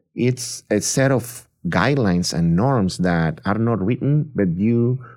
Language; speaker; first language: English; non-native, fluent; Spanish